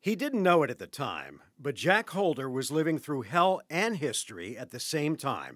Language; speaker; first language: English; native; English